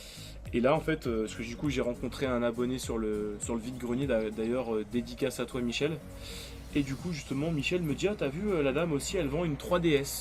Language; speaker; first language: French; native; French